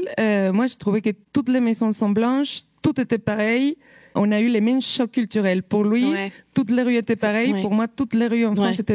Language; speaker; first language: French; non-native, fluent; Spanish